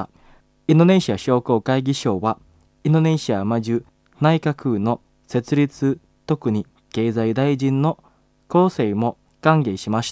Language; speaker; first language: Japanese; non-native, fluent; Indonesian